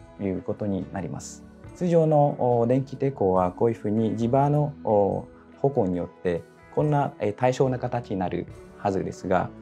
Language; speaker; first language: Japanese; non-native, fluent; Vietnamese